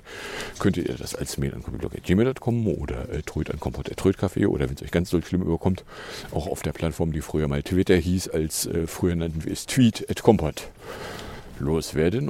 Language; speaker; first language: German; native; German